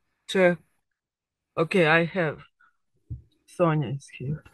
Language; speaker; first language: English; non-native, learner; Serbian